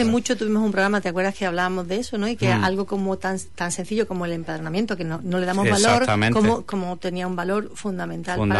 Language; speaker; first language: Spanish; native; Spanish